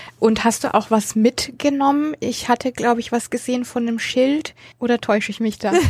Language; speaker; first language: German; native; German